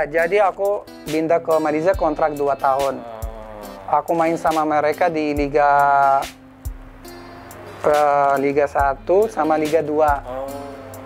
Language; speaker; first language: Indonesian; non-native, fluent; Arabic